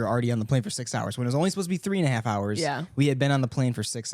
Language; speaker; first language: English; native; English